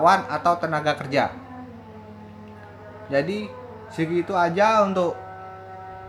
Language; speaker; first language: Indonesian; native; Indonesian